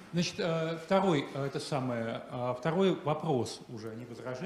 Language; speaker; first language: Russian; native; Russian